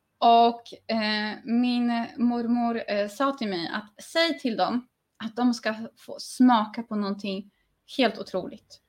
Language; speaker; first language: Swedish; early bilingual, other home language; Polish